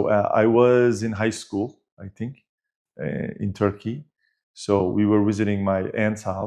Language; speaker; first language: English; non-native, fluent; Turkish